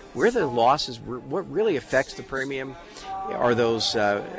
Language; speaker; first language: English; native; English